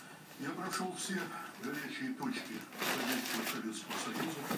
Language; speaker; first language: Russian; native; Russian